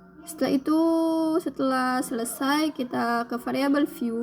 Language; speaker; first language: Indonesian; native; Indonesian